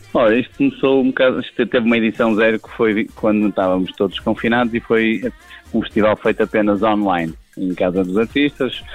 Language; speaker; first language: Portuguese; native; Portuguese